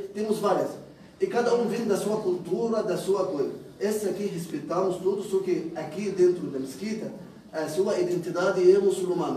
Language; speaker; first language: Portuguese; non-native, fluent; Arabic